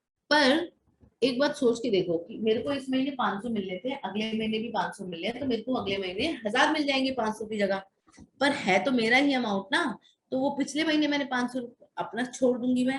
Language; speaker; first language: Hindi; native; Hindi